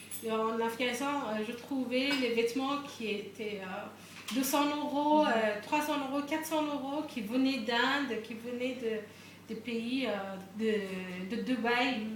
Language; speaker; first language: French; non-native, fluent; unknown